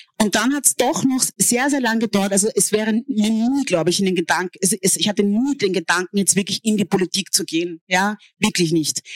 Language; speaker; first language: German; early bilingual, other home language; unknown